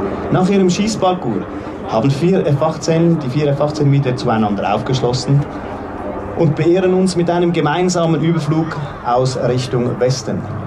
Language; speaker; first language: German; native; German